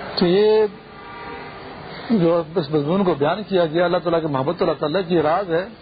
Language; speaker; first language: Urdu; non-native, local second language; Pashto